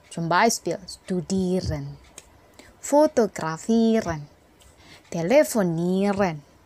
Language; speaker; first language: German; non-native, fluent; Indonesian